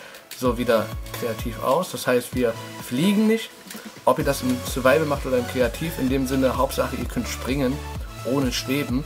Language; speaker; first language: German; native; German